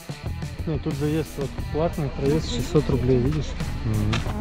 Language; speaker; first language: Russian; native; Russian